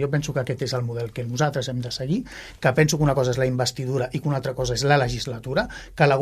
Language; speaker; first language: Catalan; native; Catalan